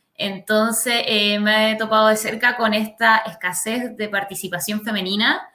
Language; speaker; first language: Spanish; native; Spanish